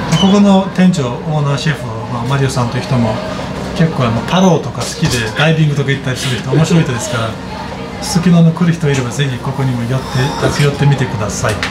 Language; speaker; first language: Japanese; non-native, fluent; Azerbaijani